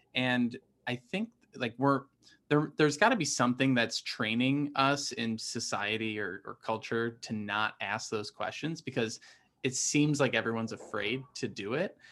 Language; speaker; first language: English; native; English